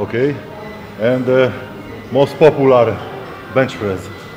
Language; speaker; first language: English; non-native, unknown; Polish